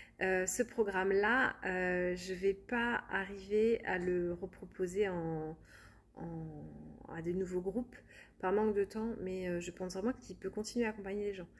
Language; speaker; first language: French; native; French